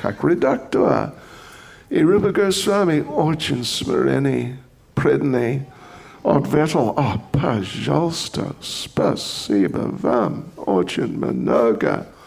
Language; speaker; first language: Russian; non-native, fluent; English